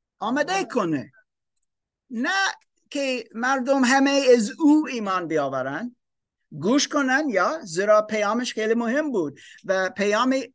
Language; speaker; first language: Persian; non-native, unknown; German